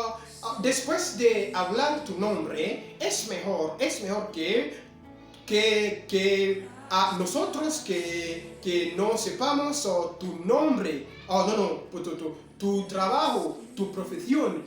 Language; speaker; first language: Spanish; non-native, fluent; French